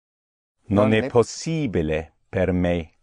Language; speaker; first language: Italian; non-native, learner; English